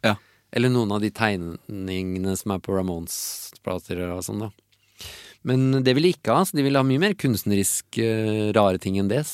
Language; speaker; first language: Norwegian; native; Norwegian